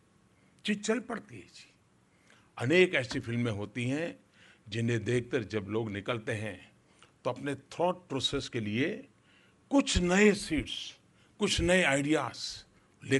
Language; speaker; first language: Hindi; non-native, local second language; Gujarati